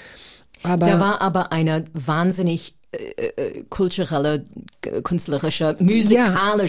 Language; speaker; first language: German; non-native, fluent; English